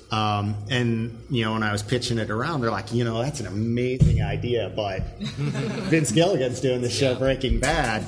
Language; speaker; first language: English; native; English